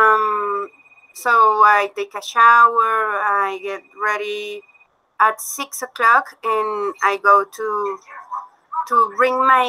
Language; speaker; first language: English; non-native, learner; Spanish